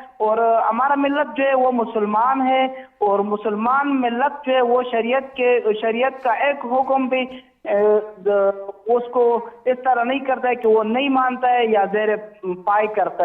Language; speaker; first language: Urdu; non-native, fluent; Pashto